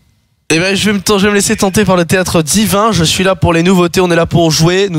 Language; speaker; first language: French; native; French